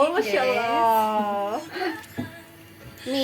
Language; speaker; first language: English; non-native, fluent; Indonesian